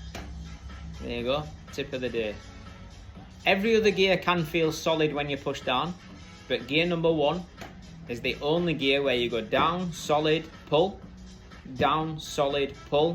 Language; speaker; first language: English; native; English